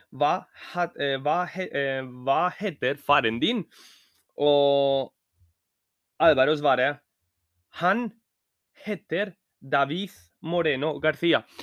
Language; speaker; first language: Norwegian; non-native, learner; Spanish